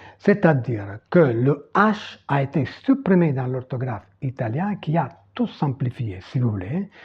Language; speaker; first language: French; non-native, fluent; Italian